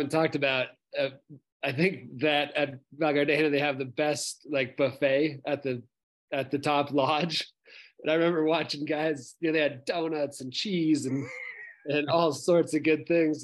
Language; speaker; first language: English; native; English